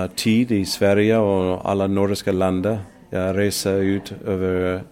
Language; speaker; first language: Swedish; non-native, learner; English